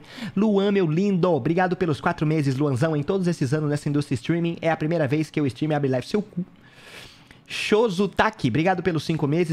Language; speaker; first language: Portuguese; native; Portuguese